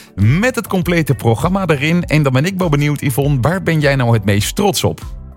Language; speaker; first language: Dutch; native; Dutch